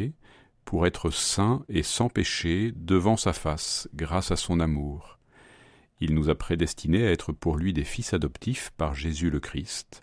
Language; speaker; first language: French; native; French